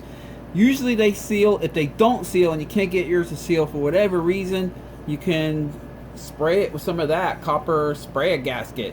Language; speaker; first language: English; native; English